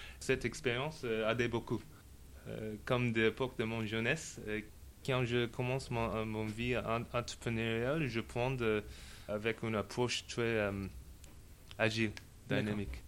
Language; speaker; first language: French; non-native, learner; English